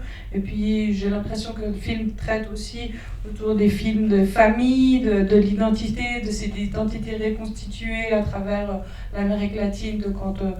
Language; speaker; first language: French; native; French